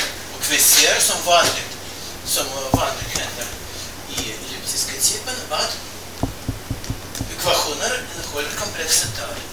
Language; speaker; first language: Swedish; non-native, fluent; Russian